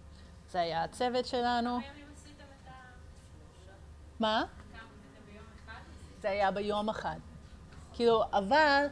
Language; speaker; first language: Hebrew; early bilingual, heritage; English